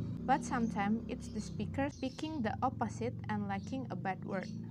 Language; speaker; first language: English; non-native, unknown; Indonesian